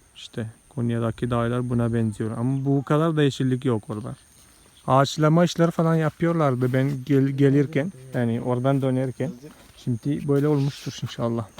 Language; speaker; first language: Turkish; non-native, fluent; Malayalam